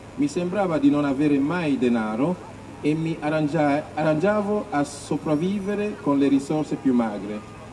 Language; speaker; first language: Italian; native; Italian